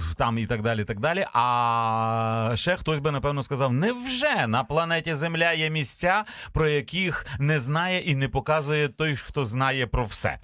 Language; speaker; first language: Ukrainian; native; Ukrainian